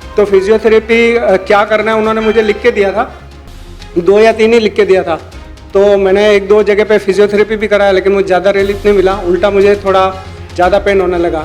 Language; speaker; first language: Hindi; native; Hindi